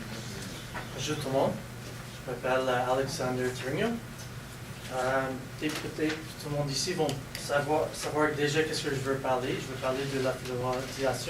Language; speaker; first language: French; non-native, local second language; English